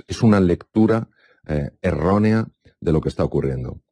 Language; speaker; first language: Spanish; native; Spanish